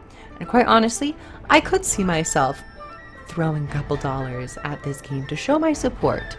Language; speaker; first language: English; native; English